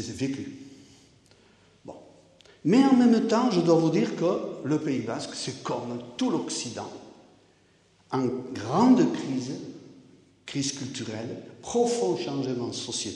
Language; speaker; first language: French; native; French